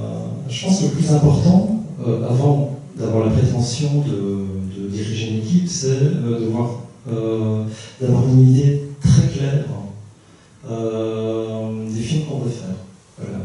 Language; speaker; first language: French; early bilingual, other home language; Korean